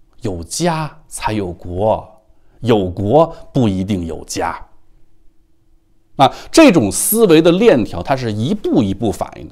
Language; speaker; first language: Chinese; native; Chinese